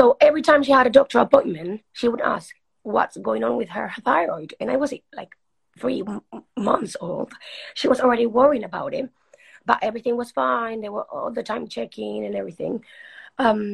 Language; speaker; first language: English; non-native, fluent; Spanish